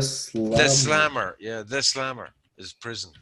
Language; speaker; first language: English; native; English